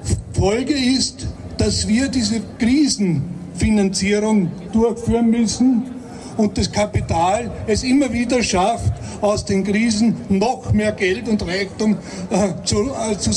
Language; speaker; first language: German; native; German